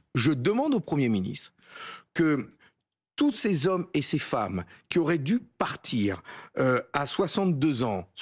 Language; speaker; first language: French; native; French